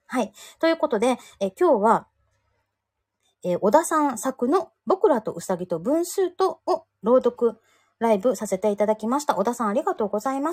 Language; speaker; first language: Japanese; native; Japanese